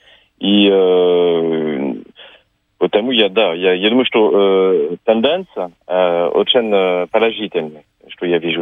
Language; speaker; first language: Russian; non-native, fluent; French